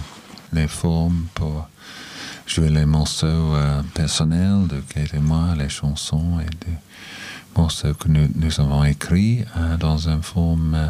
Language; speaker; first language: French; non-native, learner; English